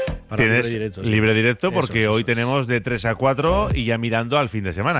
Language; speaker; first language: Spanish; native; Spanish